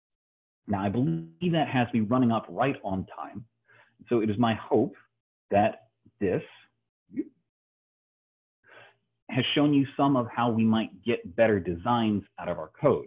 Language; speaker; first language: English; native; English